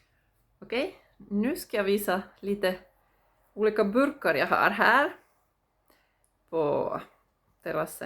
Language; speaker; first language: Swedish; non-native, local second language; Finnish